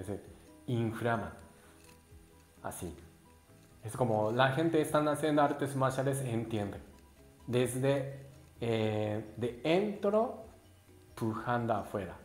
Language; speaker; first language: Spanish; non-native, learner; Japanese